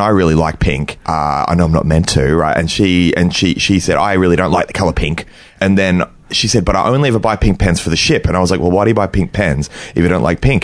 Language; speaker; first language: English; native; English